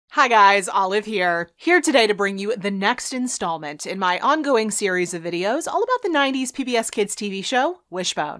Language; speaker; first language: English; native; English